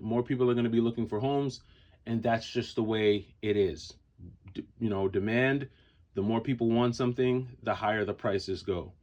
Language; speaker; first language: English; native; English